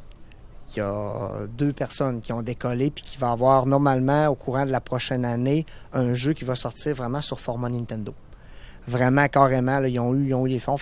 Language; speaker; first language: French; native; French